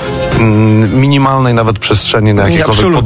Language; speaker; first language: Polish; native; Polish